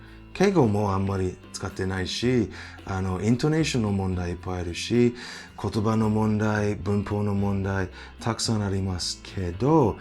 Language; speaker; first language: Japanese; non-native, fluent; English